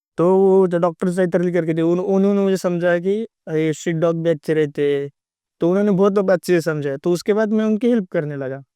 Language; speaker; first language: Hindi; non-native, local second language; Marathi